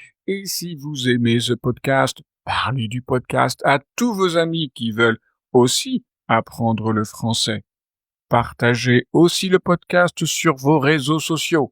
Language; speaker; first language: French; native; French